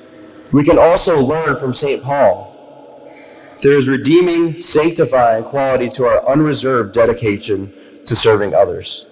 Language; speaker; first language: English; native; English